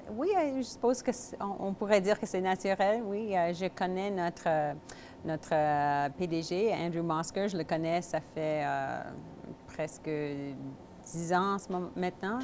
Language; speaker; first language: French; non-native, local second language; English